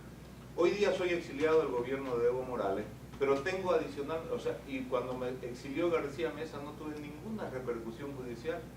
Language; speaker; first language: Spanish; native; Spanish